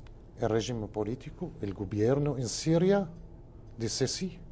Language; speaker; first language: Portuguese; non-native, fluent; Spanish